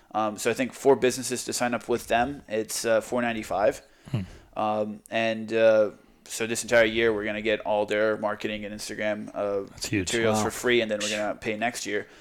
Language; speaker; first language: English; non-native, fluent; Croatian